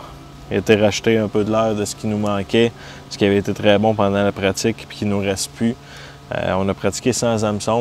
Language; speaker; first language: French; native; French